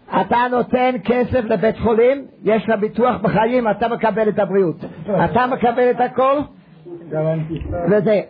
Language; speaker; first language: Hebrew; non-native, fluent; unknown